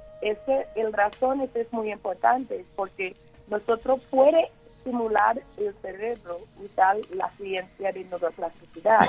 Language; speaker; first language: Spanish; non-native, learner; English